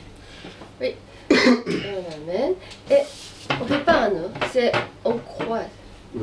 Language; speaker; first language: French; non-native, learner; Japanese